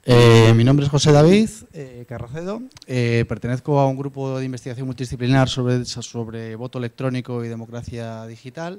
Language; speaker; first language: Spanish; native; Spanish